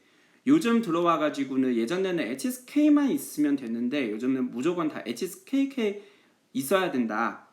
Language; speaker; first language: Korean; non-native, fluent; Chinese